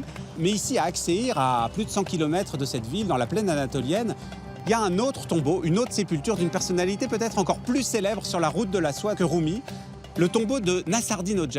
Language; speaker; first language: French; native; French